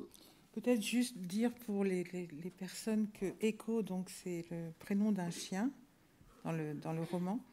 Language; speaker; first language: French; native; French